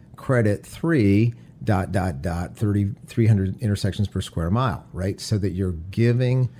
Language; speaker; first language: English; native; English